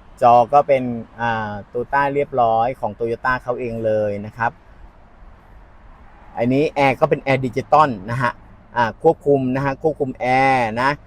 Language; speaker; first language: Thai; native; Thai